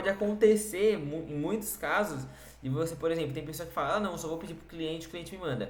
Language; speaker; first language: Portuguese; native; Portuguese